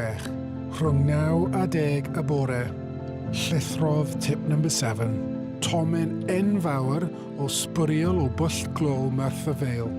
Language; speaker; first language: Welsh; native; Welsh